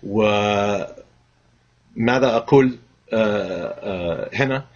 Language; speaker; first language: Arabic; non-native, fluent; English